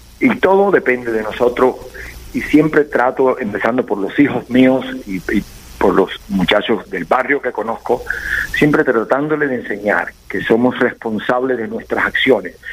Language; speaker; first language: Spanish; native; Spanish